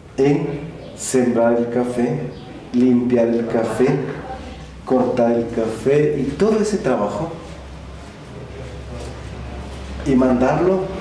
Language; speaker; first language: Spanish; non-native, local second language; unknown